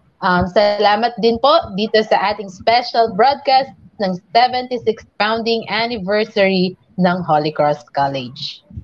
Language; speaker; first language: Filipino; non-native, local second language; Pampanga